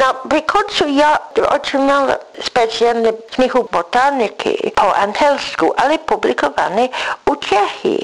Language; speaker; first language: Ukrainian; early bilingual, heritage; English